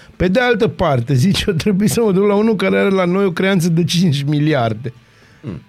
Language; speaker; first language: Romanian; native; Romanian